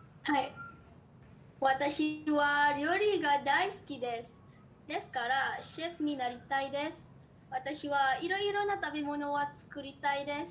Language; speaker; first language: Japanese; non-native, learner; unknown